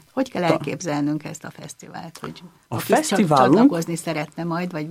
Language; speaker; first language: Hungarian; native; Hungarian